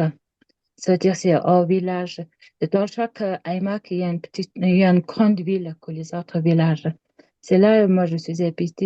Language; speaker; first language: French; non-native, learner; Mongolian